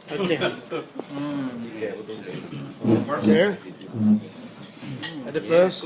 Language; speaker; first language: English; non-native, learner; Chinese